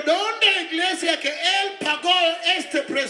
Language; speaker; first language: Spanish; non-native, learner; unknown